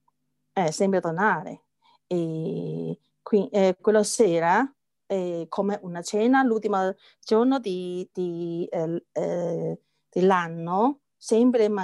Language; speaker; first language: Italian; non-native, learner; Chinese